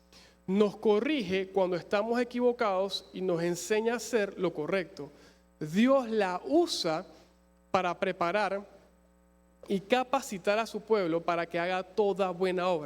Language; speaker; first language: Spanish; native; Spanish